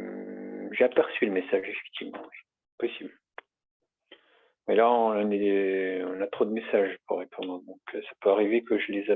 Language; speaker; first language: French; native; French